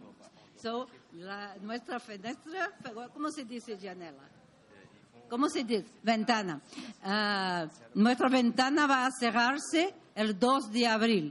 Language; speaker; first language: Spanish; non-native, learner; Portuguese